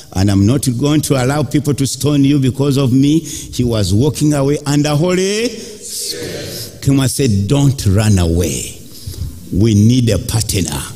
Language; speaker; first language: English; non-native, local second language; Ganda